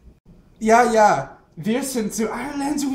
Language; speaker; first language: German; non-native, learner; English